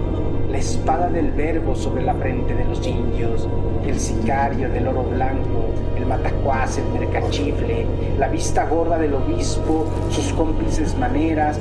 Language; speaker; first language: Spanish; native; Spanish